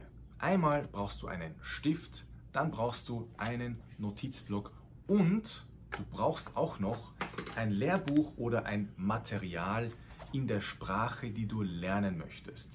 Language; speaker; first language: German; non-native, fluent; Spanish